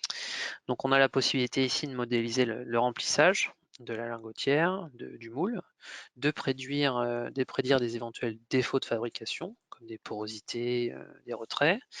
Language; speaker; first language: French; native; French